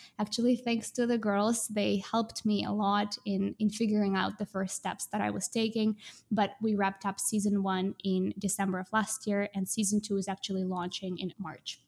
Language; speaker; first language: English; non-native, fluent; Russian